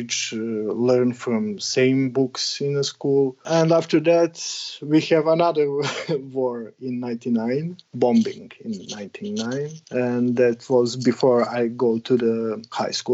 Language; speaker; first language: English; non-native, learner; Serbian